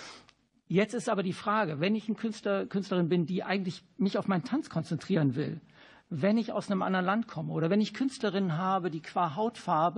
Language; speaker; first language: German; native; German